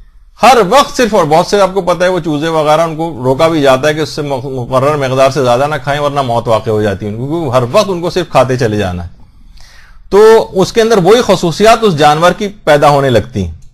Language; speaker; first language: Urdu; native; Urdu